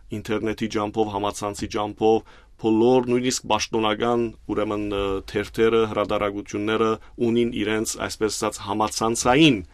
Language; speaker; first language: Armenian; early bilingual, heritage; Armenian